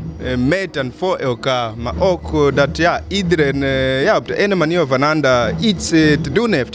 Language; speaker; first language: Dutch; non-native, fluent; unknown